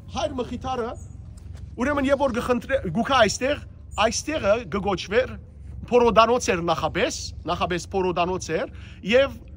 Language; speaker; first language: Armenian; native; Armenian